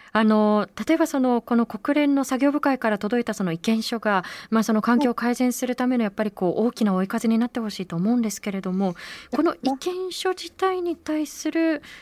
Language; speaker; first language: Japanese; native; Japanese